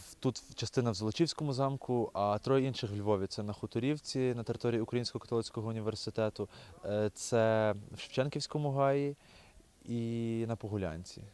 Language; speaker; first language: Ukrainian; native; Ukrainian